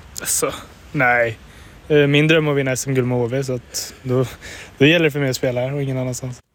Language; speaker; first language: Swedish; native; Swedish